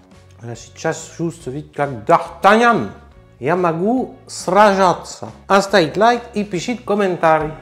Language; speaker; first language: Russian; non-native, learner; French